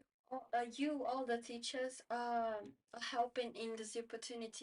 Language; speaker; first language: English; non-native, learner; Portuguese